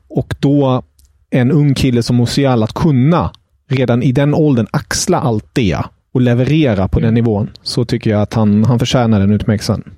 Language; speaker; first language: Swedish; non-native, fluent; German